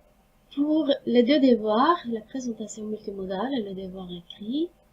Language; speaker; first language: French; non-native, fluent; Norwegian